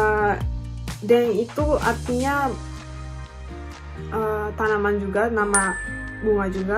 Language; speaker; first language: Indonesian; non-native, fluent; Japanese